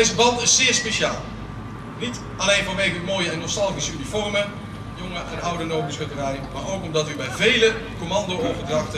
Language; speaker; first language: Dutch; native; Dutch